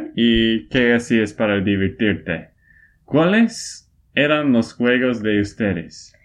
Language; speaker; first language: Spanish; non-native, fluent; English